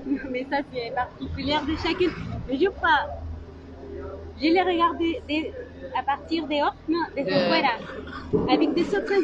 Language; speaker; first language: French; non-native, learner; Spanish